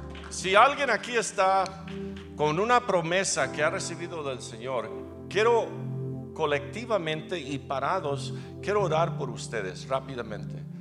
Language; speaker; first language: Spanish; non-native, fluent; English